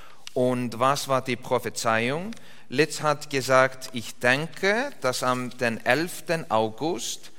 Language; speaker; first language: German; non-native, learner; Icelandic